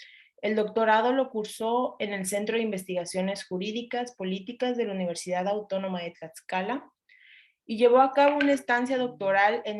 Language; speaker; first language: Spanish; native; Spanish